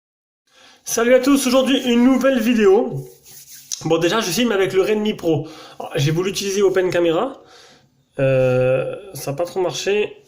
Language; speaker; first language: French; native; French